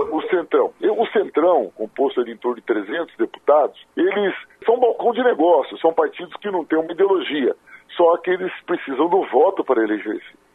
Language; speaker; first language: Portuguese; native; Portuguese